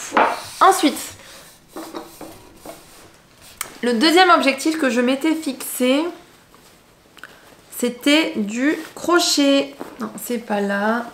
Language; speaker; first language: French; native; French